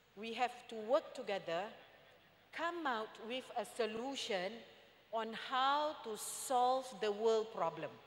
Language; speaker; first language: English; non-native, local second language; Malay